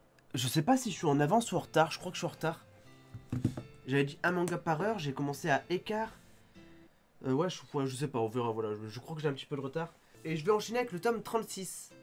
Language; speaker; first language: French; native; French